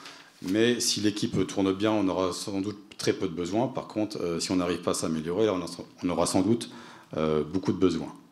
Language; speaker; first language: French; native; French